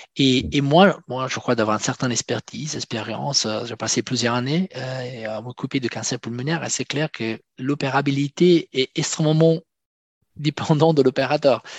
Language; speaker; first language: French; non-native, fluent; Italian